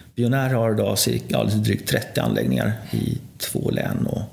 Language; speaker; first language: Swedish; native; Swedish